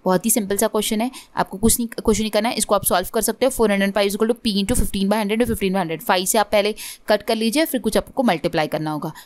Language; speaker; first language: Hindi; non-native, local second language; Marathi